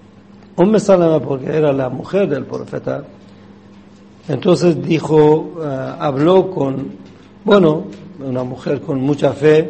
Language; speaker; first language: Spanish; non-native, fluent; Persian